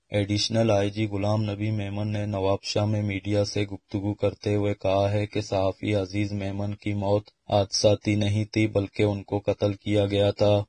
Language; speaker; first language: Urdu; non-native, local second language; Baluchi